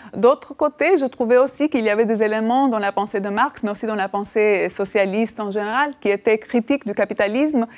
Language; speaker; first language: French; non-native, fluent; Albanian